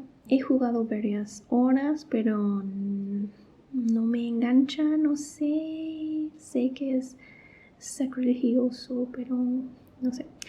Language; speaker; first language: Spanish; non-native, fluent; English